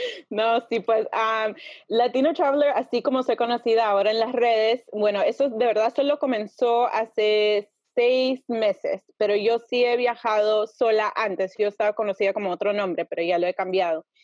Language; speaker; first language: Spanish; early bilingual, heritage; Spanish